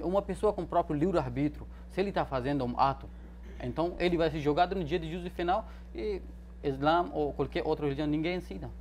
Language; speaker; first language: Portuguese; non-native, fluent; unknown